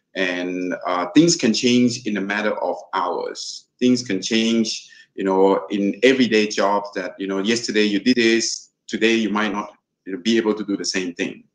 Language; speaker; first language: English; non-native, fluent; Thai